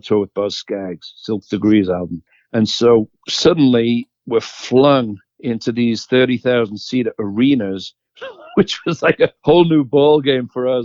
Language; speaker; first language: English; native; English